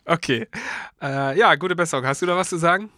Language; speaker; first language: German; native; German